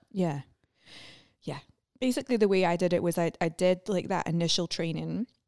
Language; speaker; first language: English; native; English